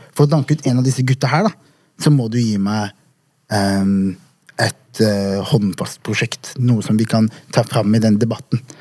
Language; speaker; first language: Norwegian; early bilingual, other home language; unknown